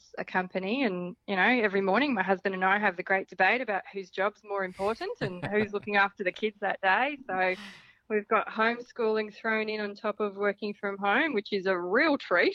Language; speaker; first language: English; native; English